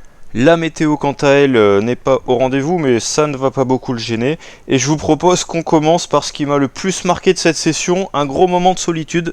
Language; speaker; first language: French; native; French